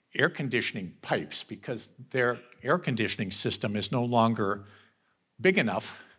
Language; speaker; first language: English; native; English